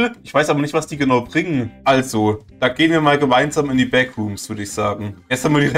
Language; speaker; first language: German; native; German